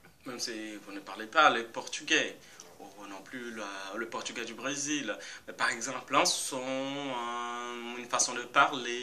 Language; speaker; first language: French; non-native, fluent; Portuguese